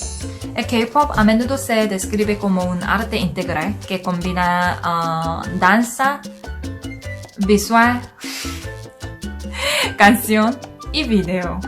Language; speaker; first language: Spanish; non-native, learner; Korean